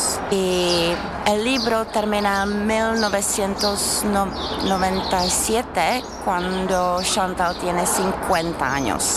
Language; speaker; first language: Spanish; non-native, fluent; Czech